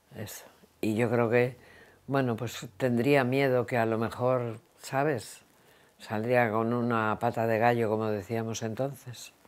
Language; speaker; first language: Spanish; native; Spanish